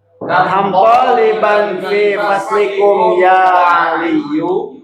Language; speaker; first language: Arabic; non-native, learner; Indonesian